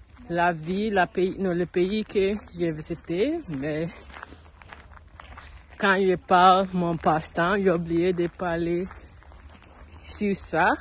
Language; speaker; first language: French; non-native, learner; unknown